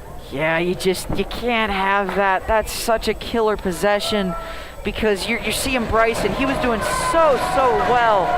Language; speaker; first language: English; native; English